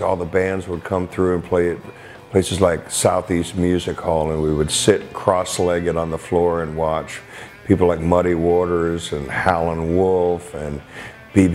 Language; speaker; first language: English; native; English